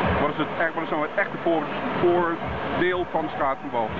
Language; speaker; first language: Dutch; native; Dutch